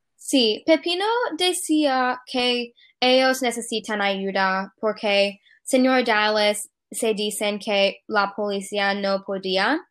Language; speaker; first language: Spanish; non-native, learner; English